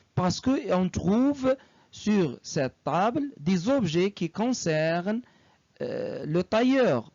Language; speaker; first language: French; non-native, local second language; Arabic